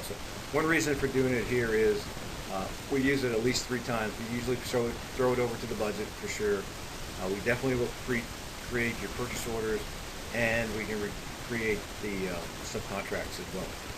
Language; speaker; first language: English; native; English